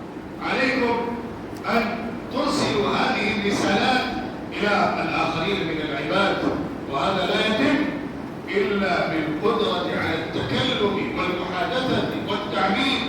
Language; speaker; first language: Arabic; non-native, fluent; Urdu